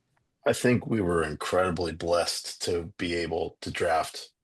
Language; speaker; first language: English; native; English